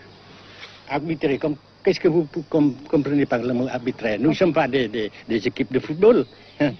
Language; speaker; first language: French; non-native, fluent; Vietnamese